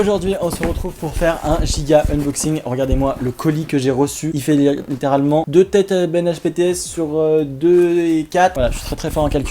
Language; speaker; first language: French; native; French